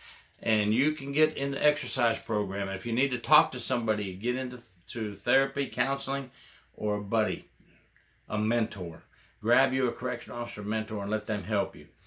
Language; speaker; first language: English; native; English